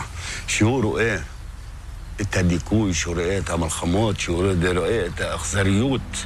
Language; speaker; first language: Hebrew; non-native, local second language; Arabic